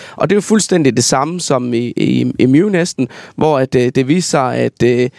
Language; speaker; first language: Danish; native; Danish